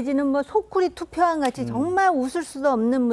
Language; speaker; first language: Korean; native; Korean